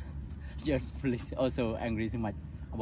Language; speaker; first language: English; non-native, learner; Khmer